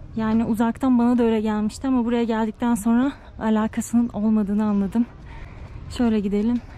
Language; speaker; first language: Turkish; native; Turkish